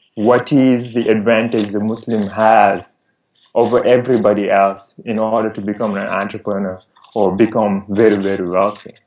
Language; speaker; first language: English; non-native, fluent; Wolof